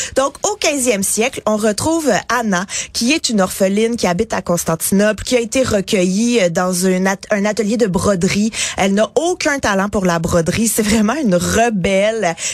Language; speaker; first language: French; native; French